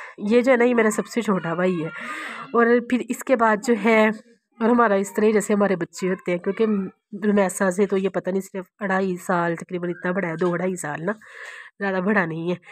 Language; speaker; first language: Urdu; non-native, local second language; Punjabi